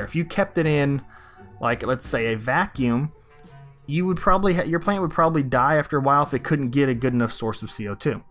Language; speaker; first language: English; native; English